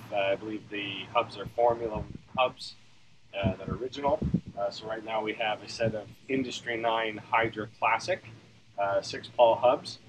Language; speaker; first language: English; native; English